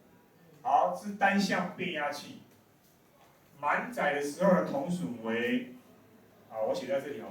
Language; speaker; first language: Chinese; native; Chinese